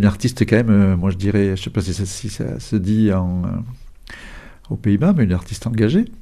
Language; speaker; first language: French; native; French